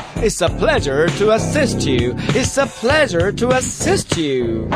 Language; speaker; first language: English; non-native, fluent; Korean